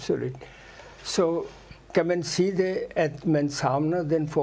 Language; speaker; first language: Danish; non-native, fluent; Urdu